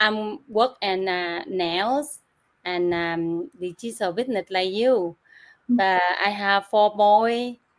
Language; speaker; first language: English; non-native, learner; Vietnamese